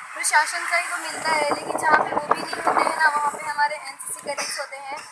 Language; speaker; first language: Hindi; native; Hindi